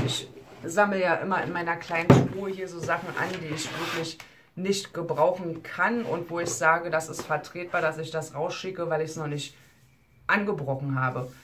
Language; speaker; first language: German; native; German